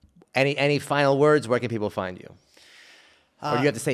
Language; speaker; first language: English; native; English